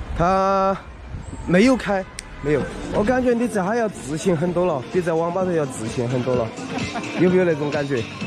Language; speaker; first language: Chinese; native; Chinese